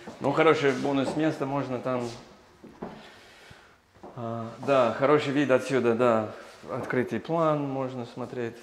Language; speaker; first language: Russian; non-native, learner; English